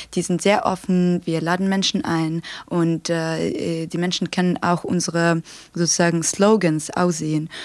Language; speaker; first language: German; non-native, fluent; Ukrainian